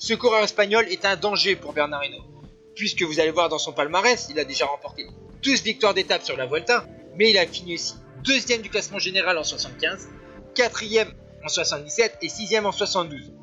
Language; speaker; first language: French; native; French